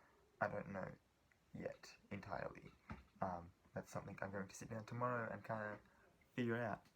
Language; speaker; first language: English; native; English